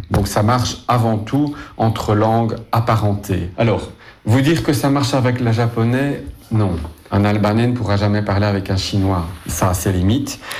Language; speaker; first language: French; native; French